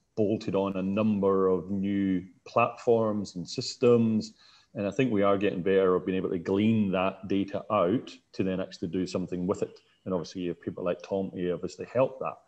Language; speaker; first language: English; native; English